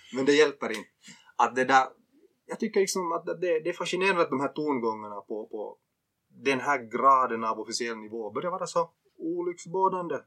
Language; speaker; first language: Swedish; native; Swedish